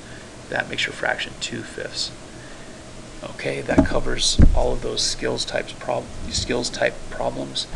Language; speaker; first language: English; native; English